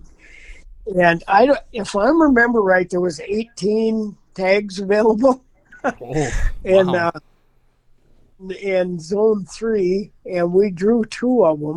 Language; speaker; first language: English; native; English